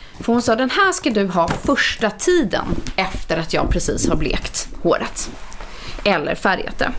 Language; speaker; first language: Swedish; native; Swedish